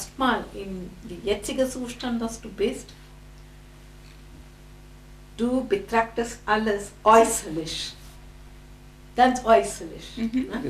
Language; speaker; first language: German; non-native, fluent; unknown